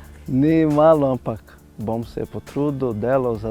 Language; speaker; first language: Slovenian; non-native, fluent; Portuguese